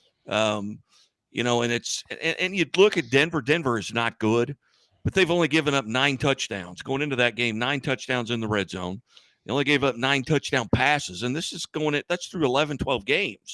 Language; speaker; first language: English; native; English